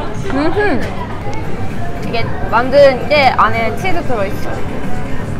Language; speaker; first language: Korean; non-native, fluent; Japanese